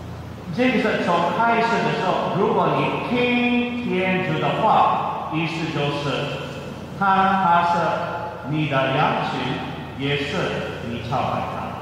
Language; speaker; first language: Chinese; non-native, fluent; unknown